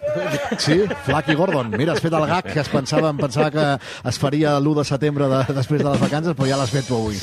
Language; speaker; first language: Catalan; native; Catalan